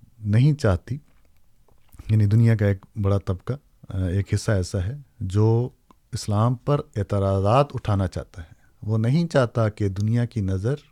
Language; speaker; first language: Urdu; native; Urdu